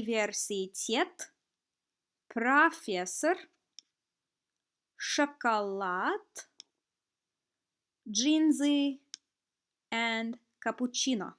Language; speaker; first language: Russian; non-native, fluent; English